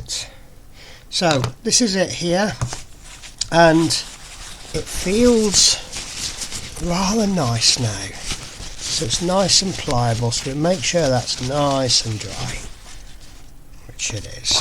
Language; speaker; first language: English; native; English